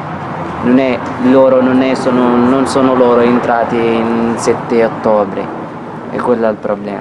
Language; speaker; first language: Italian; non-native, learner; Arabic